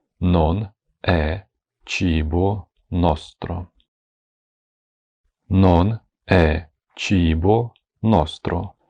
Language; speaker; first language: Italian; non-native, fluent; Ukrainian